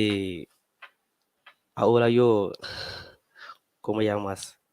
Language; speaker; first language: Spanish; non-native, learner; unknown